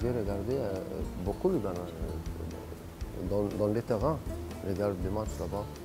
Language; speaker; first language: French; non-native, learner; Arabic